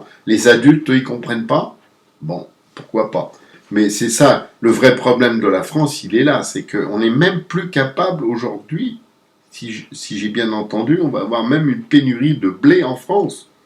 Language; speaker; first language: French; native; French